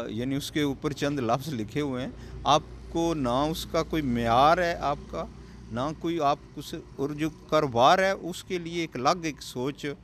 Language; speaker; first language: Urdu; non-native, local second language; Pahari-Potwari